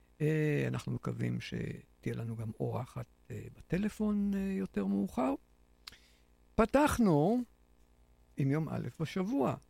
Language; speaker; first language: Hebrew; native; Hebrew